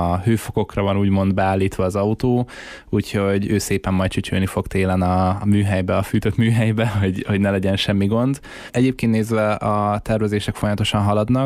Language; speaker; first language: Hungarian; native; Hungarian